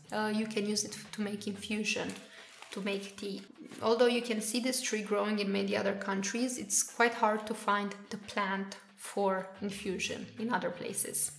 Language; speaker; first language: English; non-native, fluent; Romanian